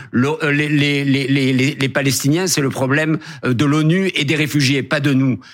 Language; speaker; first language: French; native; French